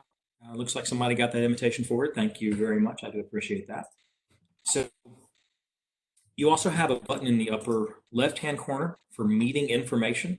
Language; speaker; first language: English; native; English